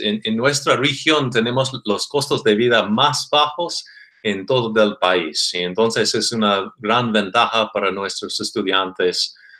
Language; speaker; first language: Spanish; non-native, fluent; English